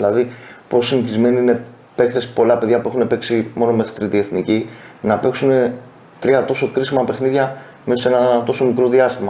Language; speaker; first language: Greek; native; Greek